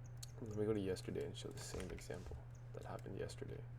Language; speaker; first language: English; native; English